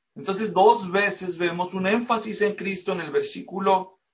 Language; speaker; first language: Spanish; native; Spanish